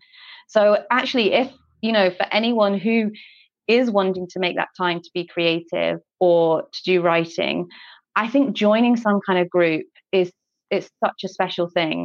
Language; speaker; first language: English; native; English